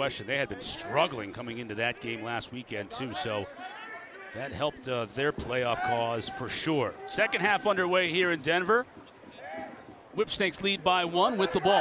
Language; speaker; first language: English; native; English